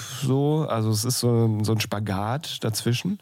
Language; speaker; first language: German; native; German